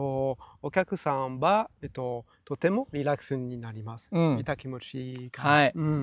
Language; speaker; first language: Japanese; non-native, learner; French